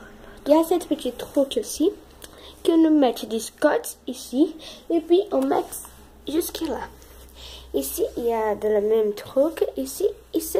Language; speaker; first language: French; non-native, learner; Portuguese